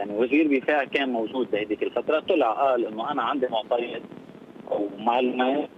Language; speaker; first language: Arabic; native; Arabic